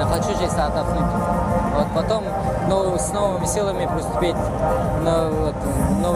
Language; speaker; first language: Russian; native; Russian